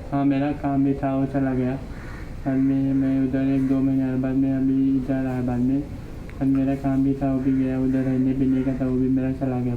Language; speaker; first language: Hindi; non-native, local second language; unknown